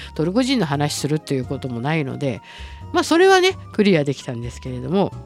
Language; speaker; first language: Japanese; native; Japanese